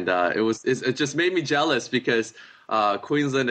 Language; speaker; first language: English; native; English